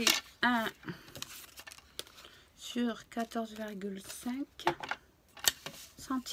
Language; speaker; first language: French; native; French